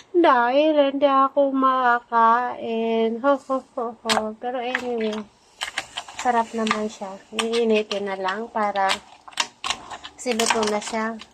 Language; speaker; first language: Filipino; non-native, local second language; Masbatenyo